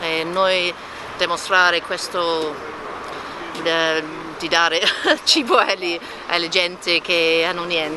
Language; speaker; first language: Italian; non-native, learner; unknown